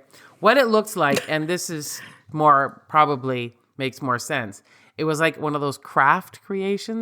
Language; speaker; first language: English; native; English